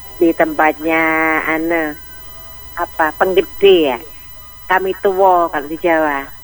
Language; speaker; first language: Indonesian; non-native, local second language; Javanese